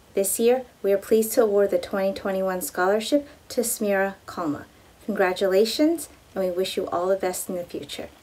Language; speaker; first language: English; native; English